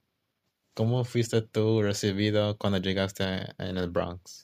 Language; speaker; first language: Spanish; early bilingual, heritage; English